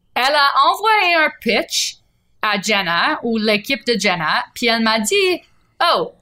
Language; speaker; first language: French; non-native, fluent; English